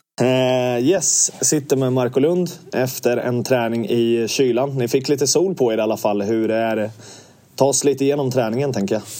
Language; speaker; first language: Swedish; native; Swedish